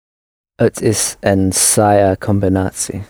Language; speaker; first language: Dutch; non-native, learner; English